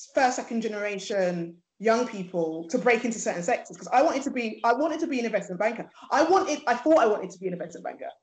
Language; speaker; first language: English; early bilingual, other home language; Yoruba